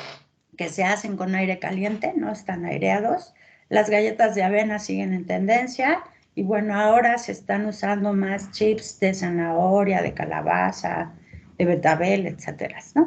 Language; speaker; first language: Spanish; native; Spanish